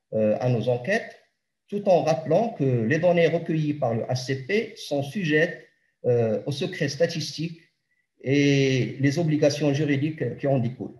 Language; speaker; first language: French; non-native, local second language; Arabic